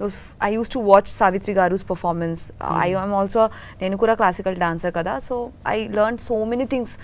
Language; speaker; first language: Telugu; non-native, learner; Bangla